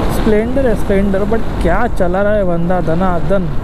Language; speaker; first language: Hindi; non-native, local second language; Marathi